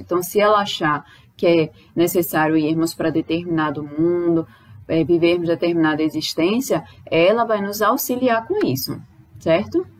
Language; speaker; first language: Portuguese; native; Portuguese